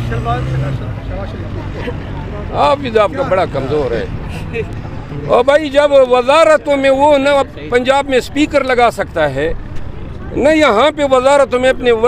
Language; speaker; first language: Urdu; non-native, local second language; Pashto